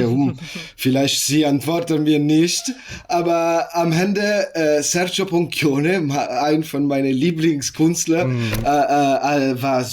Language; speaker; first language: German; non-native, learner; Italian